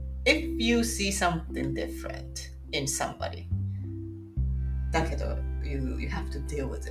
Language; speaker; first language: English; non-native, fluent; Japanese